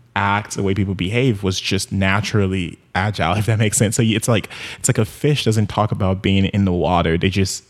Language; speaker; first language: English; non-native, local second language; Yoruba